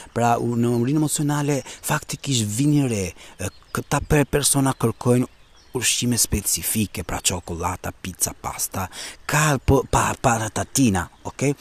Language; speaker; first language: Albanian; early bilingual, heritage; Albanian